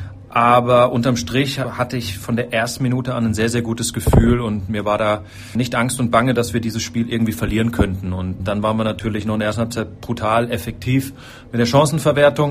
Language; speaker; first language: German; native; German